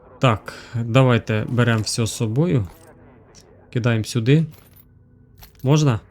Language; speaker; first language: Ukrainian; native; Ukrainian